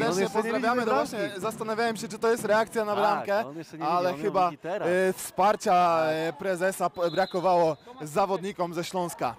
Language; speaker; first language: Polish; native; Polish